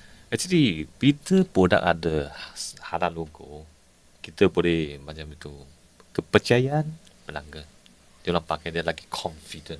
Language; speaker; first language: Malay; non-native, local second language; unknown